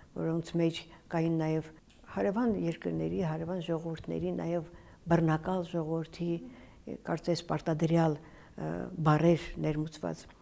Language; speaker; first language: Armenian; native; Armenian